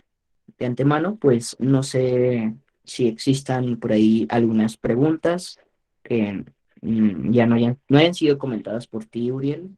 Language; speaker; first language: Spanish; native; Spanish